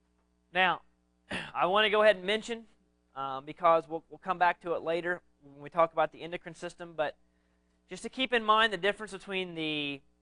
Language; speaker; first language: English; native; English